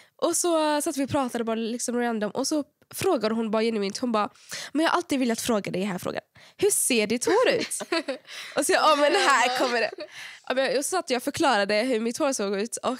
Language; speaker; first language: Swedish; early bilingual, other home language; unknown